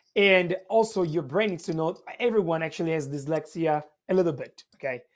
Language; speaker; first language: English; non-native, fluent; Italian